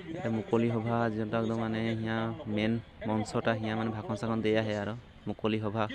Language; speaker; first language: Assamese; non-native, local second language; Sadri